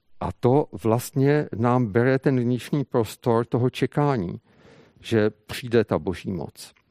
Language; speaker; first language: Czech; native; Czech